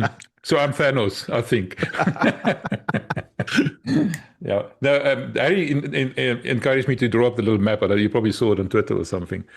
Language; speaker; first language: English; non-native, local second language; Afrikaans